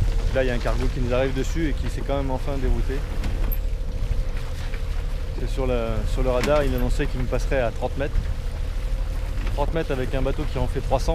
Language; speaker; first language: French; native; French